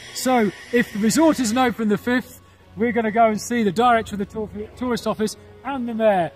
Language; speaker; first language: English; native; English